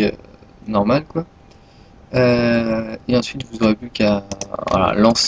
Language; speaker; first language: French; native; French